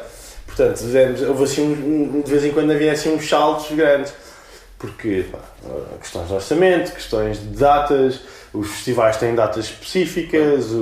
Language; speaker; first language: Portuguese; native; Portuguese